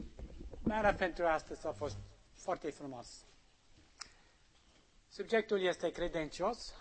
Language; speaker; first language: Romanian; non-native, learner; English